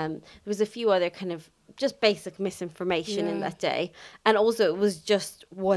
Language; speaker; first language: English; native; English